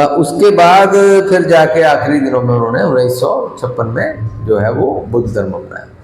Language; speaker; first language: Hindi; non-native, local second language; Punjabi